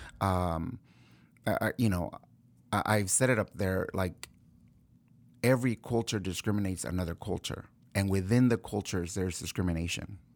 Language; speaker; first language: English; early bilingual, other home language; Spanish